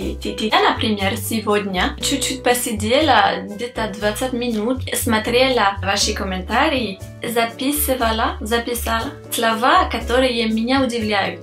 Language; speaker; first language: Russian; non-native, fluent; French